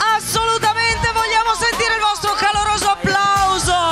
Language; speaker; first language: Italian; native; Italian